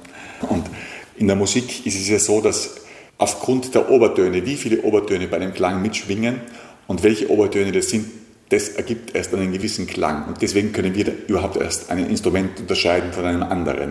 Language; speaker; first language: German; native; German